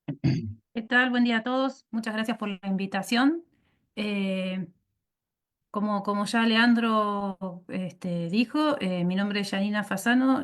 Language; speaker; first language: Spanish; native; Spanish